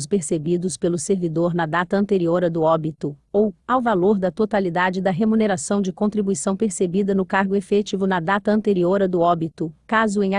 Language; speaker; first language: Portuguese; native; Portuguese